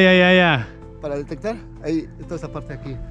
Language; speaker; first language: Spanish; native; Spanish